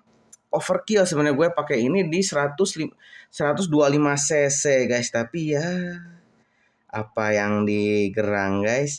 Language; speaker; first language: Indonesian; native; Indonesian